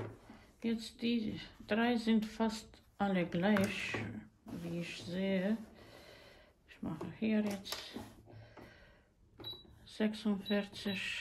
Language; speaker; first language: German; non-native, learner; Croatian